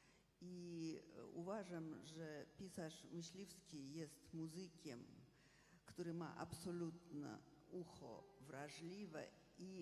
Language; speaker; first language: Polish; non-native, fluent; Russian